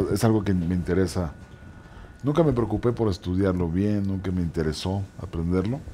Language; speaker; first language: Spanish; native; Spanish